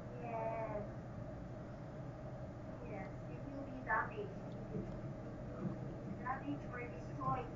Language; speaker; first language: English; non-native, local second language; Filipino